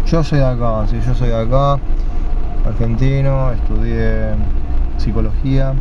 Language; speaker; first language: Spanish; native; Spanish